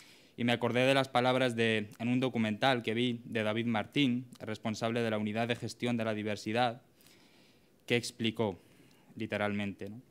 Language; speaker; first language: Spanish; native; Spanish